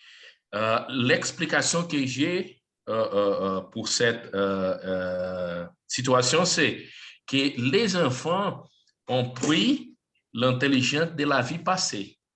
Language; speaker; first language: French; non-native, learner; Portuguese